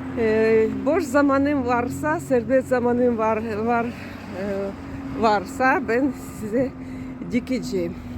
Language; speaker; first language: Turkish; non-native, learner; Russian